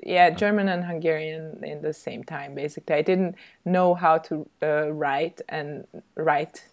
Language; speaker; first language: English; early bilingual, other home language; Hungarian